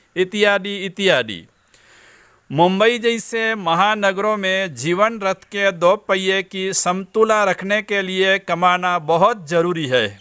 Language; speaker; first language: Hindi; non-native, local second language; Gujarati